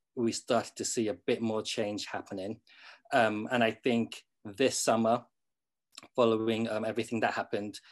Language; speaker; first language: English; native; English